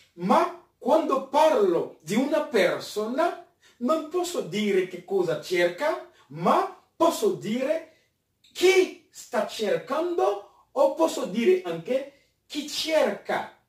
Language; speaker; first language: Italian; non-native, fluent; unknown